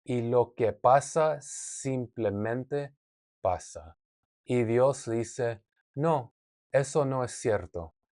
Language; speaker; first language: Spanish; non-native, learner; English